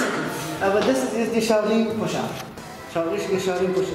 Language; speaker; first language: German; non-native, learner; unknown